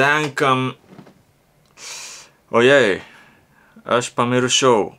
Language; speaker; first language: Lithuanian; non-native, learner; Japanese